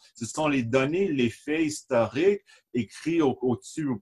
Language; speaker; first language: French; native; French